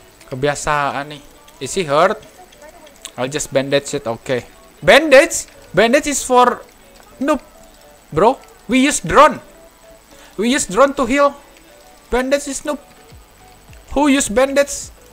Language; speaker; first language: English; non-native, fluent; Indonesian